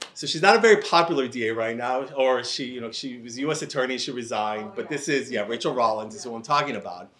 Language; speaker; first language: English; native; English